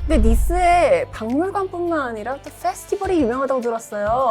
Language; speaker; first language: Korean; native; Korean